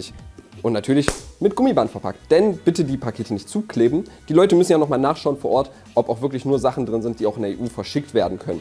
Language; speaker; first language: German; native; German